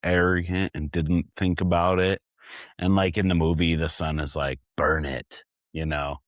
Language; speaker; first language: English; native; English